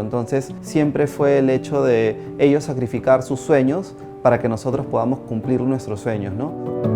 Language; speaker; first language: Spanish; native; Spanish